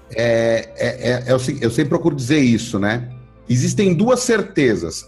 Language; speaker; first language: Portuguese; native; Portuguese